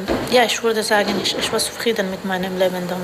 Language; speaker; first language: German; non-native, learner; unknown